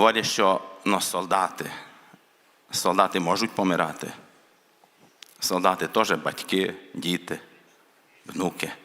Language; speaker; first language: Ukrainian; non-native, local second language; Hungarian